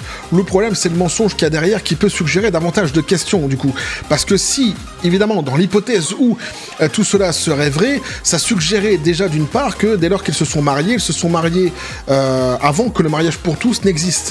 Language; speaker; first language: French; native; French